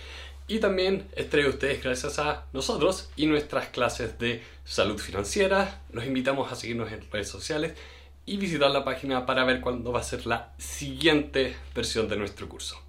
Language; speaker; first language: Spanish; native; Spanish